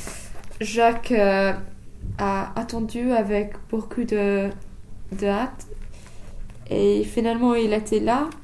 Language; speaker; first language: French; non-native, learner; English